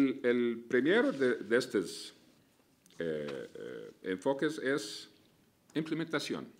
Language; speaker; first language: Spanish; non-native, fluent; Arabic